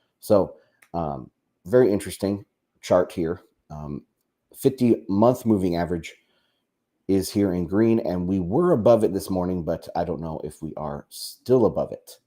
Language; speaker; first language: English; native; English